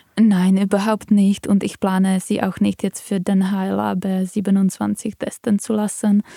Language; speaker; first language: German; non-native, fluent; Czech